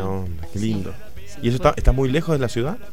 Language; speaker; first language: Spanish; native; Spanish